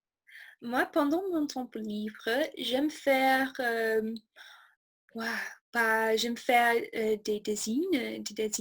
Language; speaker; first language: French; non-native, fluent; English